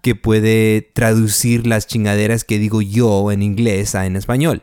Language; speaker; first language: Spanish; early bilingual, other home language; English